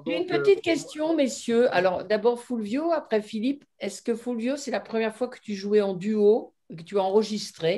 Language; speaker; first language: French; native; French